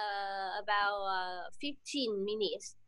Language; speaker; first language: English; non-native, learner; Vietnamese